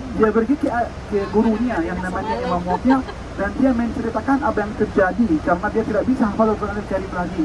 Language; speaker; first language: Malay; non-native, fluent; Arabic